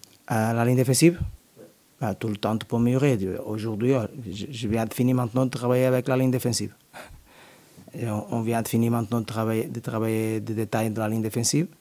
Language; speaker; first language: French; non-native, learner; Portuguese